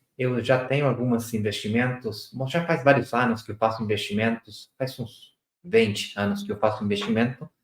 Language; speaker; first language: Portuguese; non-native, fluent; Spanish